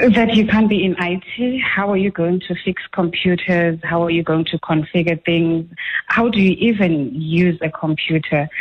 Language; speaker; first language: English; non-native, local second language; Xhosa